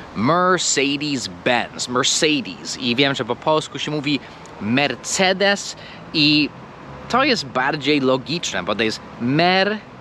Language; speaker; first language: Polish; non-native, fluent; English